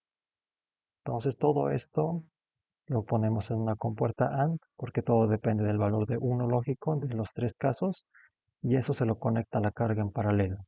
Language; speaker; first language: Spanish; native; Spanish